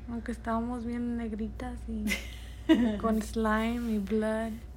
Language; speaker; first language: Spanish; early bilingual, other home language; English